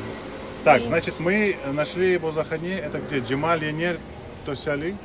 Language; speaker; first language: Russian; native; Russian